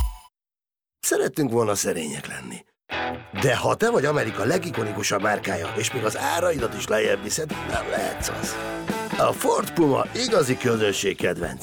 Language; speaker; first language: Hungarian; native; Hungarian